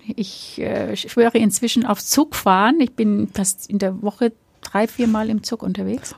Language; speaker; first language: German; native; German